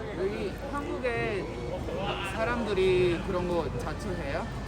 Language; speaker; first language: Korean; non-native, learner; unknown